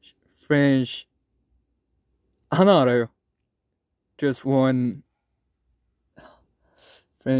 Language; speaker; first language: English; non-native, learner; Korean